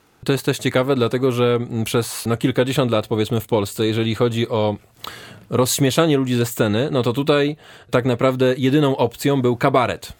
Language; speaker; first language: Polish; native; Polish